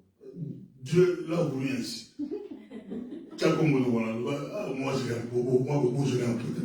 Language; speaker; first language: French; non-native, local second language; Lingala